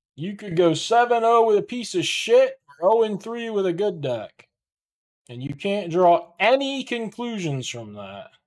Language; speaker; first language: English; native; English